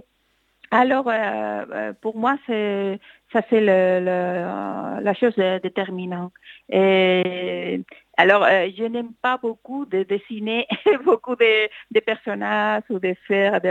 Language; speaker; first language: French; non-native, fluent; Spanish